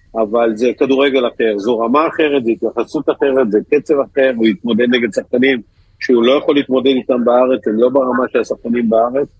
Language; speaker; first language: Hebrew; native; Hebrew